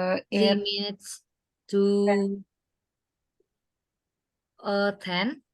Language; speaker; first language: English; non-native, learner; Indonesian